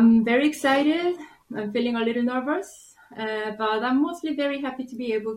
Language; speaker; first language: English; non-native, fluent; Korean